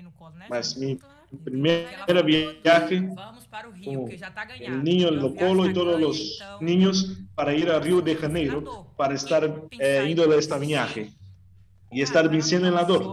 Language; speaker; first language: Spanish; non-native, learner; Portuguese